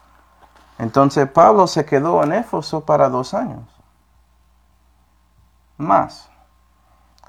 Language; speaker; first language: Spanish; non-native, fluent; English